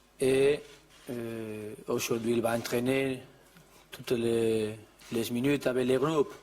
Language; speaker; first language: French; non-native, learner; Spanish